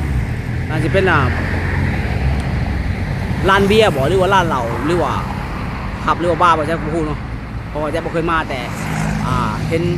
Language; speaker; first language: Thai; non-native, local second language; Northeastern Thai